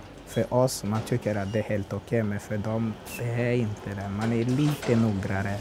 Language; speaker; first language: Swedish; non-native, fluent; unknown